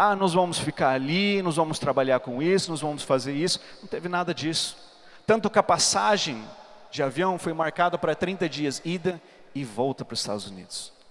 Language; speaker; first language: Portuguese; non-native, fluent; English